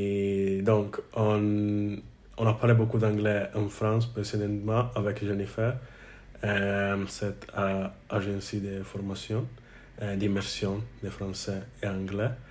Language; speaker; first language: French; non-native, learner; English